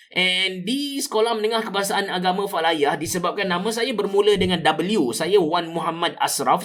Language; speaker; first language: Malay; native; Malay